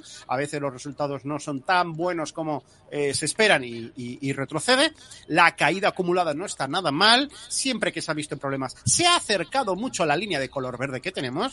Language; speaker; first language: Spanish; native; Spanish